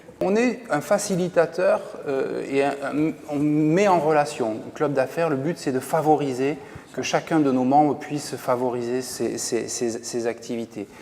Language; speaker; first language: French; native; French